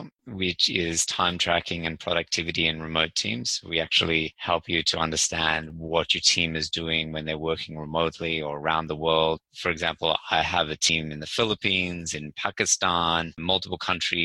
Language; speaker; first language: English; native; English